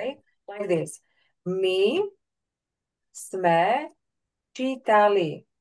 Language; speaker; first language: English; non-native, fluent; Slovak